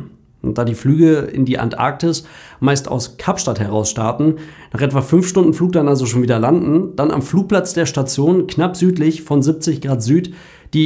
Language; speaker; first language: German; native; German